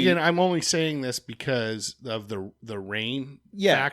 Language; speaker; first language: English; native; English